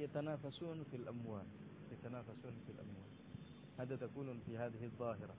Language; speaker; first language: Arabic; non-native, learner; Indonesian